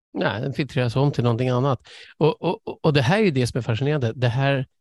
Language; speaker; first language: Swedish; early bilingual, other home language; English